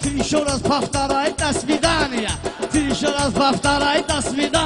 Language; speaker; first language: Russian; non-native, learner; Talysh